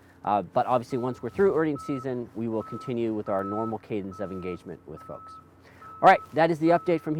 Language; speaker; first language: English; native; English